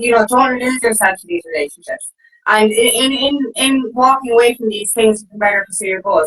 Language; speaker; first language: English; native; English